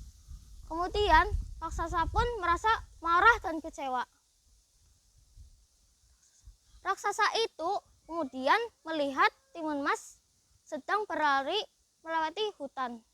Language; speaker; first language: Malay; non-native, local second language; Javanese